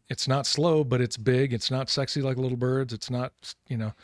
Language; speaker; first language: English; native; English